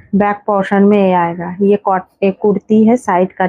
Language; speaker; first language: Hindi; non-native, local second language; Bangla